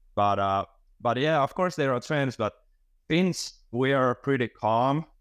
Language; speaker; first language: English; non-native, fluent; Finnish